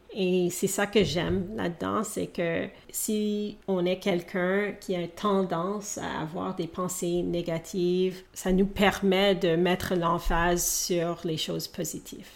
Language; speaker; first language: French; non-native, local second language; English